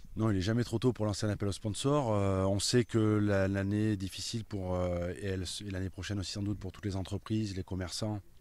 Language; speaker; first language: French; native; French